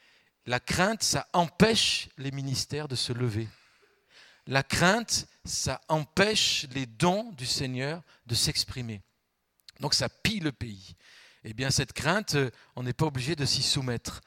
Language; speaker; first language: French; native; French